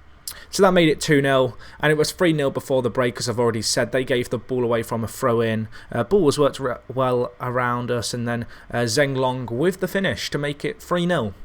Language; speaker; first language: English; native; English